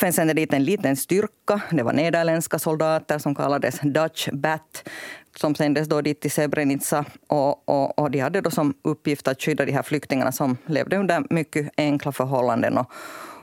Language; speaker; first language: Swedish; native; Swedish